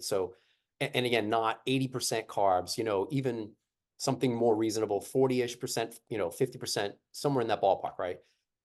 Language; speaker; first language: English; native; English